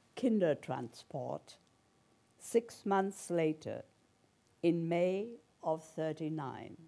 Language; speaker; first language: English; early bilingual, other home language; German